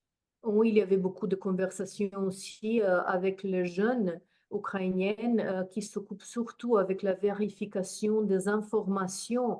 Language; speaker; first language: French; non-native, fluent; Slovenian